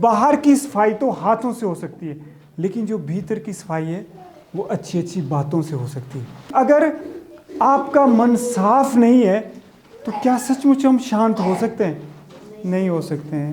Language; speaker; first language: Hindi; native; Hindi